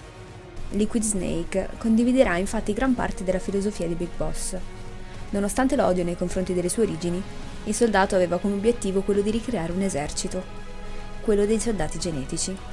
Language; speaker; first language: Italian; native; Italian